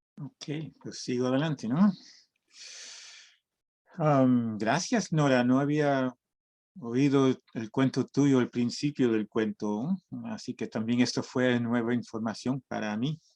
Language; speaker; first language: Spanish; early bilingual, heritage; Spanish